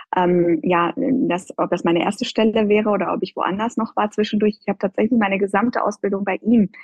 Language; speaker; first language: German; non-native, fluent; Persian